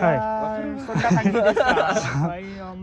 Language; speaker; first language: Japanese; non-native, learner; Nepali